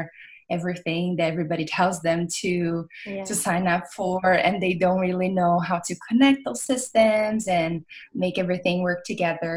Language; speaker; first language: English; non-native, fluent; Portuguese